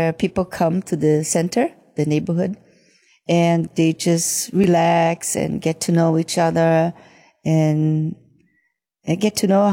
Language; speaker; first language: English; non-native, fluent; Japanese